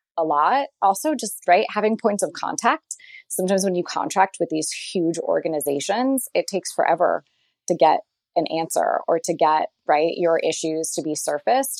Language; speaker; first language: English; native; English